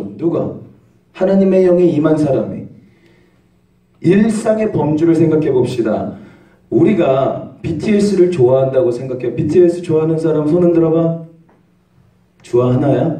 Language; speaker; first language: Korean; native; Korean